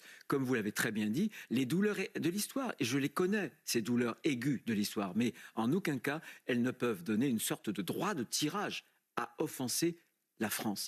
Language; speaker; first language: French; native; French